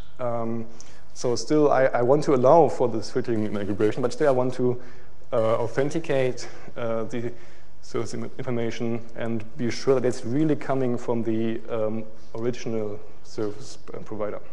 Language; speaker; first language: English; non-native, fluent; German